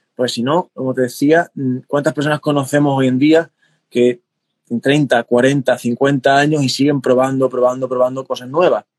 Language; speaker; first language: Spanish; native; Spanish